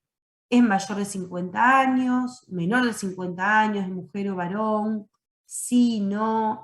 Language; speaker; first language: Spanish; native; Spanish